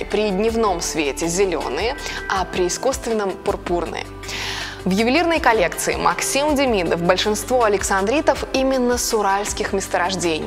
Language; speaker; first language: Russian; native; Russian